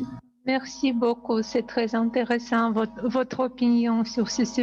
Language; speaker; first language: French; non-native, fluent; Russian